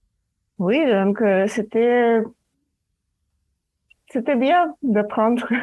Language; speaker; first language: French; non-native, learner; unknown